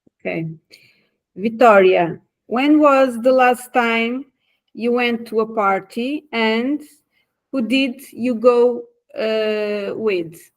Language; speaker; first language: English; non-native, learner; Portuguese